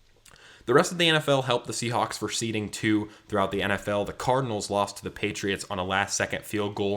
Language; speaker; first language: English; native; English